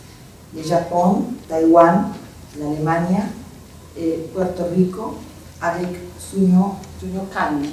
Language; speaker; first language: French; non-native, fluent; Spanish